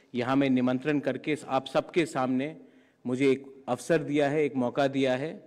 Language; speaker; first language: Hindi; non-native, local second language; Kok Borok